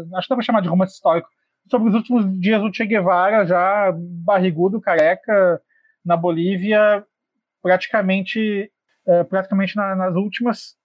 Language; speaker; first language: Portuguese; native; Portuguese